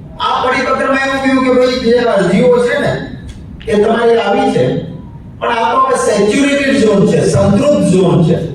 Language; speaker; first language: Gujarati; native; Gujarati